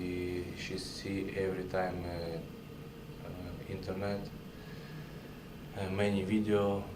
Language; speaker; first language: English; non-native, learner; Russian